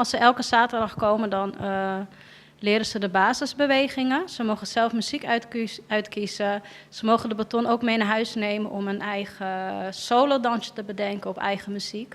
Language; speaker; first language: Dutch; native; Dutch